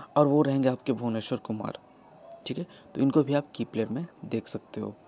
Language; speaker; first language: Hindi; native; Hindi